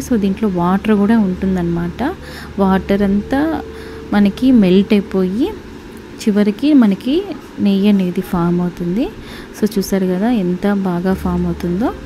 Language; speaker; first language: Telugu; native; Telugu